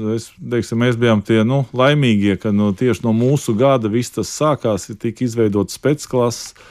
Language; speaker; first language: Latvian; native; Latvian